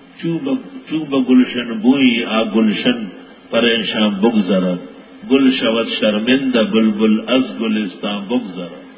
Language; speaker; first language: Urdu; non-native, local second language; Pashto